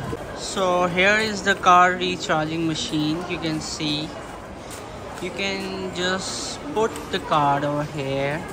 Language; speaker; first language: English; non-native, local second language; Urdu